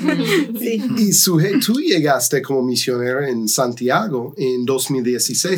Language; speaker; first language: Spanish; non-native, fluent; English